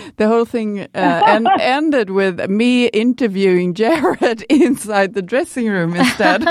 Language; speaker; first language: English; non-native, fluent; Swedish